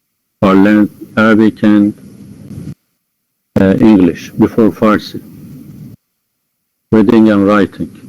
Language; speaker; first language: English; non-native, fluent; Persian